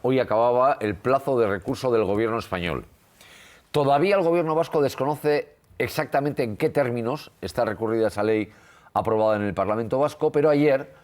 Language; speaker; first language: Spanish; native; Spanish